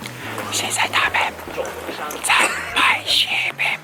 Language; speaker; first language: Chinese; non-native, fluent; Japanese